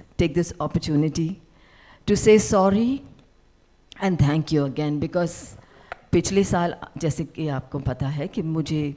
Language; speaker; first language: Hindi; native; Hindi